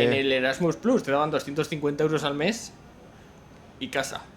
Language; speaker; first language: Spanish; native; Spanish